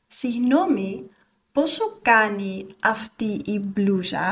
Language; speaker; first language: Greek; non-native, learner; English